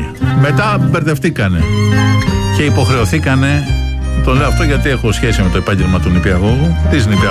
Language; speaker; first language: Greek; native; Greek